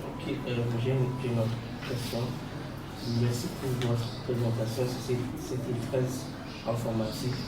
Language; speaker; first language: French; non-native, learner; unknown